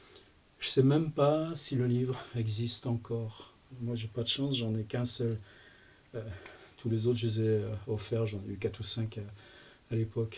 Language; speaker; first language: French; native; French